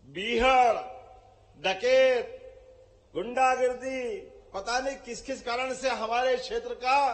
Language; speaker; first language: Hindi; native; Hindi